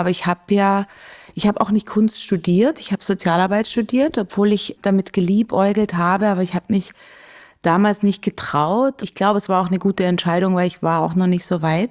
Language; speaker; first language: German; native; German